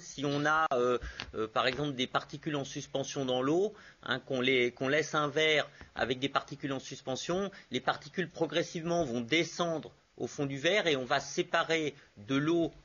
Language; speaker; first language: French; native; French